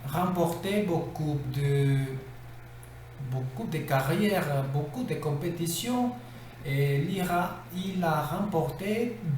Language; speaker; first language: French; non-native, learner; Spanish